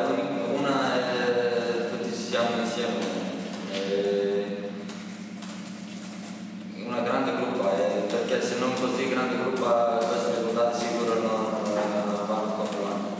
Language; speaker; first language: Italian; non-native, learner; Croatian